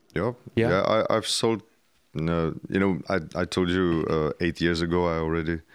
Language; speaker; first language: English; non-native, fluent; Czech